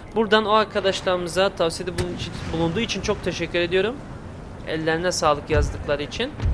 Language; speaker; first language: Turkish; early bilingual, heritage; Turkish